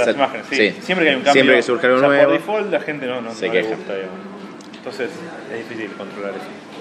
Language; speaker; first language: Spanish; native; Spanish